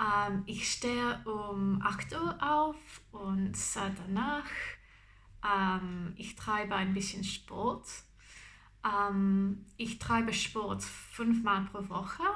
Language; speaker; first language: German; non-native, learner; English